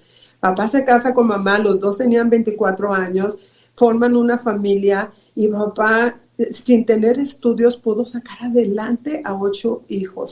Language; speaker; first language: Spanish; native; Spanish